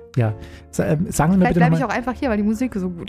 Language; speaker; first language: German; native; German